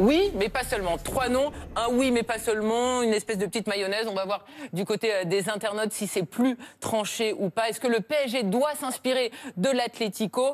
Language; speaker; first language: French; native; French